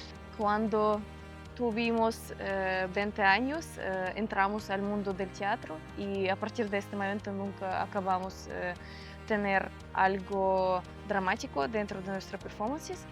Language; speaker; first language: Spanish; non-native, fluent; Russian